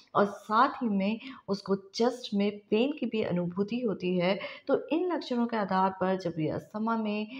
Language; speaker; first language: Hindi; non-native, local second language; Marathi